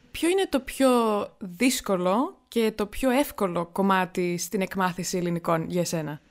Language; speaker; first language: Greek; native; Greek